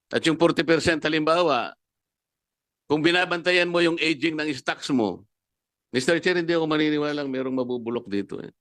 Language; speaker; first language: Filipino; non-native, local second language; Pampanga